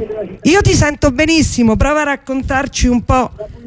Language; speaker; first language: Italian; native; Italian